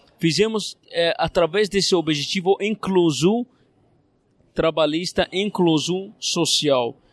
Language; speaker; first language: Portuguese; non-native, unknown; Arabic